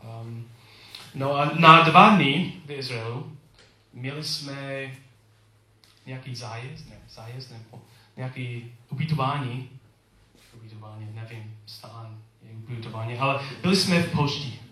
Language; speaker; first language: Czech; non-native, learner; English